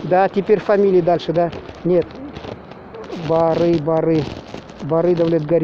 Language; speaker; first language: Russian; native; Russian